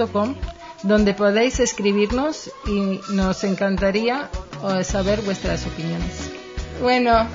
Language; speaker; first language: Spanish; native; Spanish